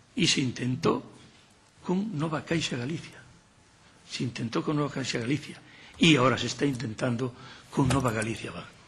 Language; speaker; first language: Spanish; native; Spanish